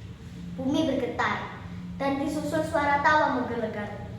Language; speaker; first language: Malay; non-native, local second language; Javanese